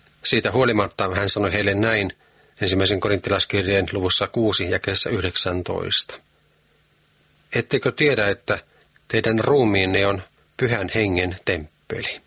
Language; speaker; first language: Finnish; native; Finnish